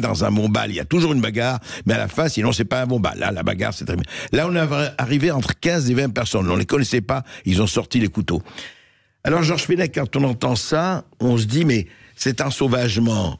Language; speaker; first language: French; native; French